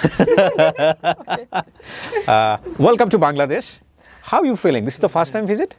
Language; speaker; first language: English; non-native, fluent; Bangla